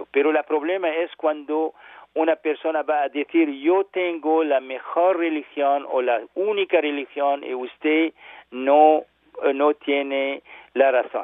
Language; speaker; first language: Spanish; non-native, learner; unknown